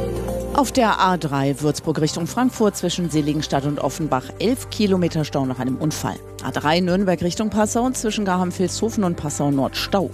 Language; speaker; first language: German; native; German